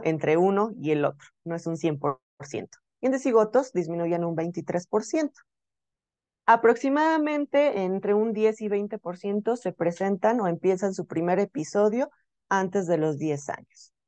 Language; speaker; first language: Spanish; native; Spanish